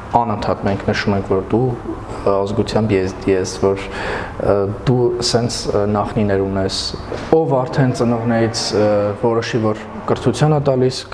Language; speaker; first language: Armenian; non-native, local second language; Kurdish